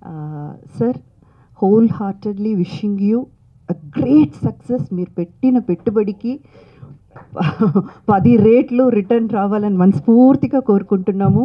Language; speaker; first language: Telugu; native; Telugu